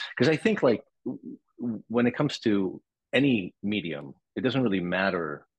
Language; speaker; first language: English; native; English